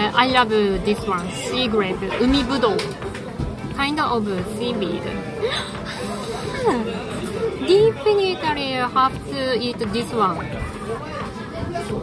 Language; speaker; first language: English; non-native, learner; Japanese